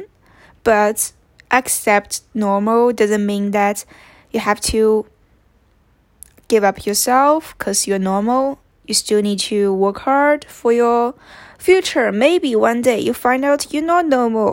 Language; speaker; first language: English; non-native, fluent; Chinese